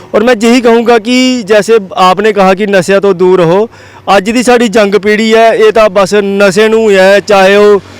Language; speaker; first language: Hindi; non-native, local second language; Dogri